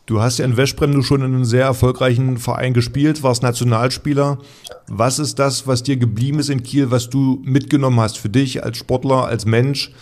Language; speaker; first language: German; native; German